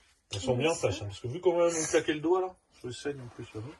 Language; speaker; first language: French; native; French